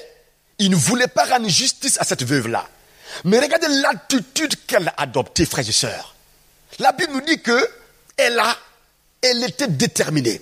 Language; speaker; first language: French; non-native, local second language; Mossi